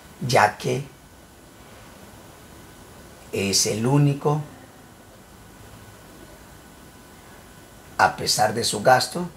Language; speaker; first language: Spanish; native; Spanish